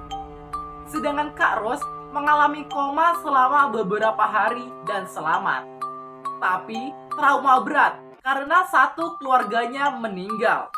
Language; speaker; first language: Indonesian; native; Indonesian